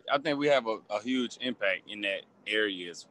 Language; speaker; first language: English; native; English